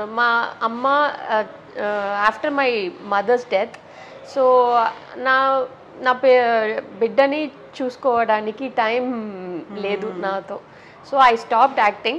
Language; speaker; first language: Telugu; non-native, local second language; Tamil